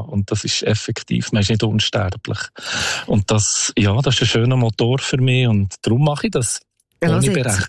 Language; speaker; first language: German; native; German